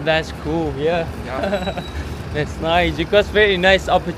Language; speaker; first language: English; non-native, learner; Thai